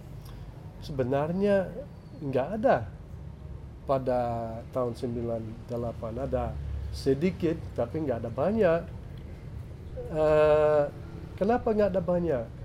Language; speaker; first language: Indonesian; non-native, fluent; English